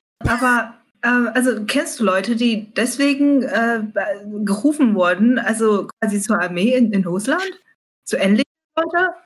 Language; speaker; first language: German; non-native, fluent; Chinese